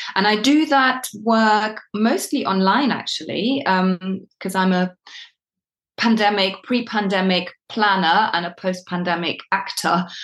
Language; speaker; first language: English; non-native, fluent; German